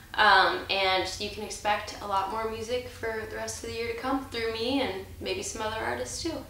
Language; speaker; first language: English; native; English